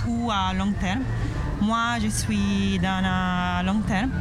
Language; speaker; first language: French; non-native, learner; Italian